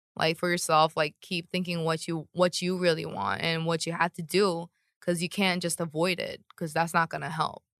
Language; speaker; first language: English; non-native, fluent; Korean